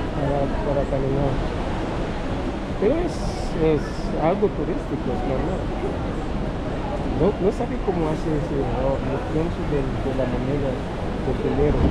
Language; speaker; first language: Spanish; non-native, learner; Haitian Creole